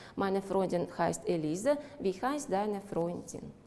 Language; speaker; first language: German; non-native, fluent; Russian